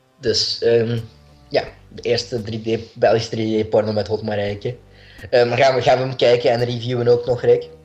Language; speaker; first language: Dutch; native; Dutch